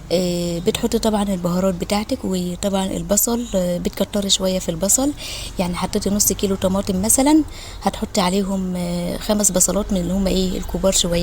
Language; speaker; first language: Arabic; native; Arabic